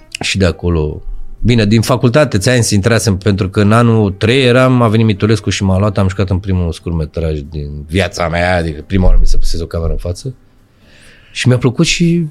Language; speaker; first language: Romanian; native; Romanian